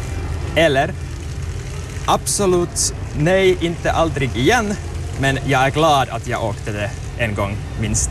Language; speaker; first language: Swedish; non-native, learner; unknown